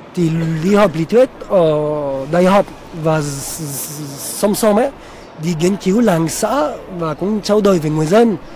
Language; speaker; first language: Vietnamese; non-native, fluent; French